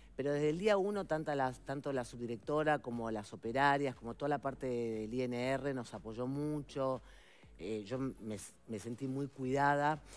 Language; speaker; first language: Spanish; native; Spanish